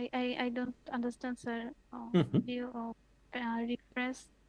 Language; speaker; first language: English; non-native, learner; Bangla